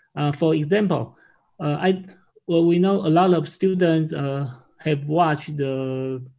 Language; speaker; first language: English; non-native, learner; Chinese